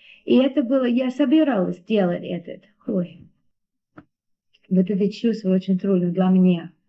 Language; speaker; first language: Russian; non-native, learner; English